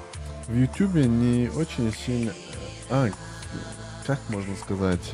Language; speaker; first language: Russian; non-native, local second language; Tajik